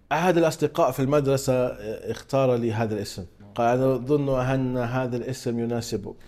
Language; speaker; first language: Arabic; non-native, fluent; English